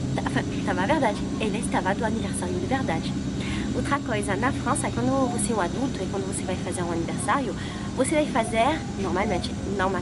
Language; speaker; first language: Portuguese; non-native, fluent; French